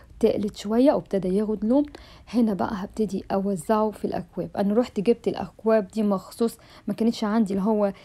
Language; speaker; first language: Arabic; native; Arabic